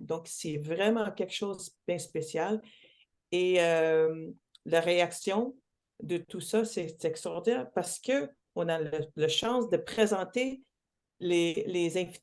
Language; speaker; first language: French; non-native, local second language; English